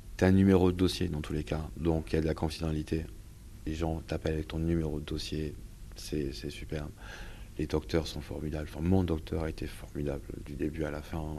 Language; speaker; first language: French; native; French